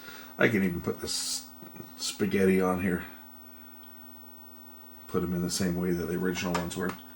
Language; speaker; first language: English; native; English